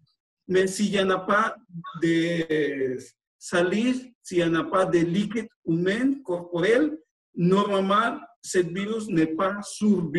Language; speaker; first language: French; non-native, fluent; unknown